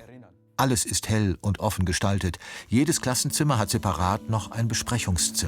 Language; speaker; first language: German; native; German